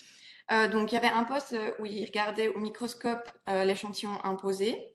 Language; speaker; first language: French; native; French